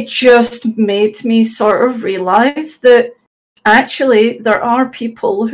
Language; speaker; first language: English; native; English